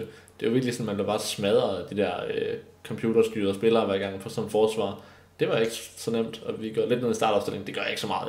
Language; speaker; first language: Danish; native; Danish